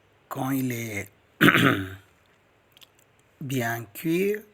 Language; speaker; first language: French; non-native, learner; Tamil